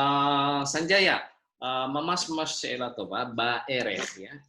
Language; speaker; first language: Hebrew; non-native, fluent; Indonesian